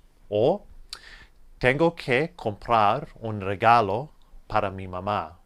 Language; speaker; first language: Spanish; non-native, fluent; English